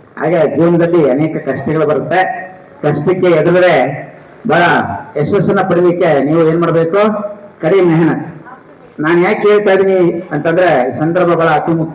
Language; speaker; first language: Kannada; native; Kannada